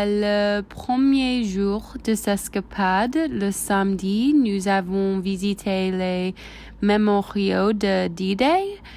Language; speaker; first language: French; non-native, learner; English